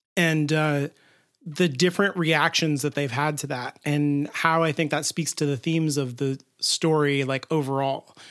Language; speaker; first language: English; native; English